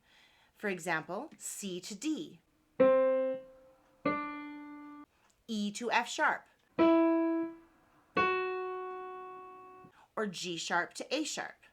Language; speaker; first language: English; native; English